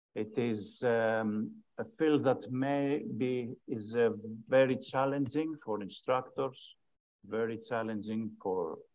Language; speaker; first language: English; non-native, fluent; Greek